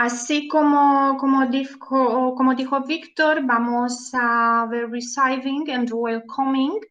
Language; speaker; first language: Spanish; non-native, fluent; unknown